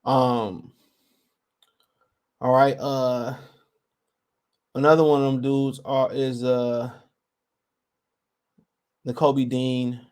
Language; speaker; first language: English; native; English